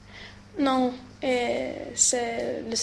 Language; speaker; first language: French; non-native, learner; Swedish